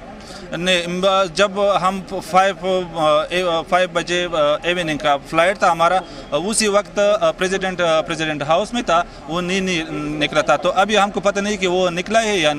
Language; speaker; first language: Hindi; non-native, fluent; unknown